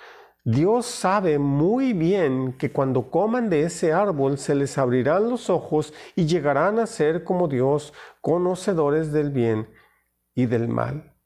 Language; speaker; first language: Spanish; native; Spanish